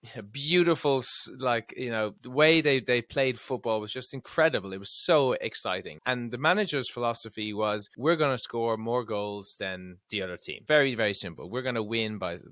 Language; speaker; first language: English; native; English